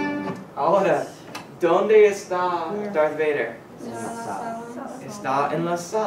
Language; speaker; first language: Spanish; non-native, fluent; English